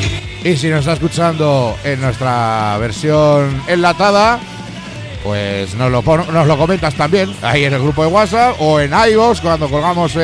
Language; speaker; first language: Spanish; native; Spanish